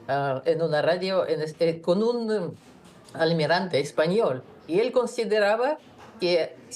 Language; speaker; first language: Spanish; non-native, fluent; Russian